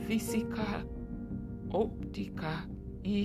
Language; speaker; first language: Spanish; non-native, learner; English